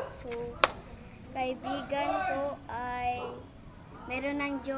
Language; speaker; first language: Filipino; non-native, local second language; Cebuano